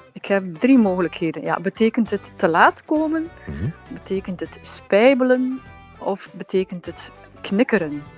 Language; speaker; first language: Dutch; native; Dutch